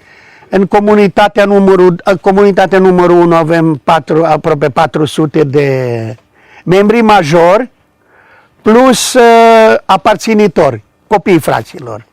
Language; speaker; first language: Romanian; non-native, local second language; Ukrainian